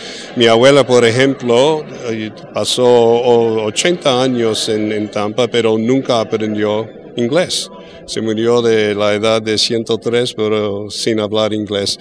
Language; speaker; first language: Spanish; early bilingual, heritage; English